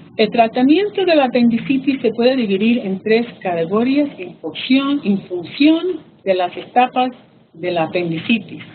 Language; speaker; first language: Spanish; early bilingual, heritage; Spanish